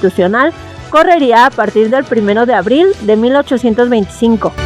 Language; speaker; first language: Spanish; native; Spanish